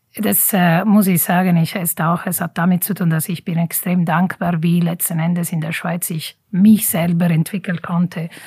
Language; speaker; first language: German; non-native, fluent; Italian